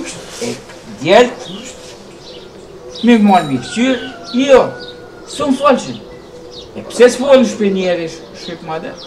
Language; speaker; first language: Albanian; early bilingual, heritage; Turkish